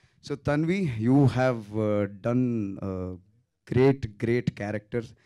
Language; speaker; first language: English; non-native, local second language; Telugu